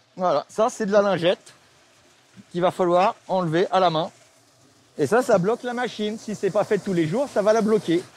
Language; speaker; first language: French; native; French